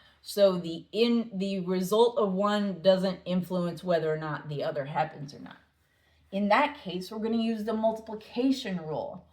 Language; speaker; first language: English; native; English